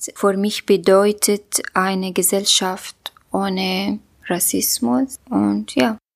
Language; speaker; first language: German; non-native, learner; Kurdish